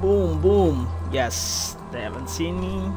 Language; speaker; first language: English; non-native, fluent; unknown